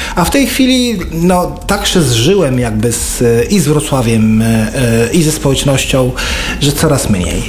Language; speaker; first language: Polish; non-native, fluent; Arabic